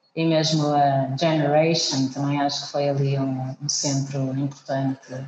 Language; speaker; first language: Portuguese; native; Portuguese